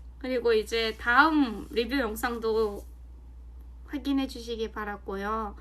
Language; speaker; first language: Korean; non-native, fluent; Mongolian